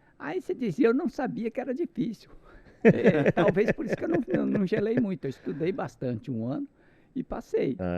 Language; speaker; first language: Portuguese; non-native, local second language; Japanese